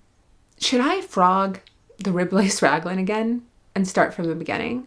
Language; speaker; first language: English; native; English